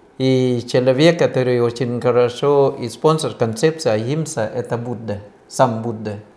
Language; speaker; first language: Russian; non-native, fluent; Thai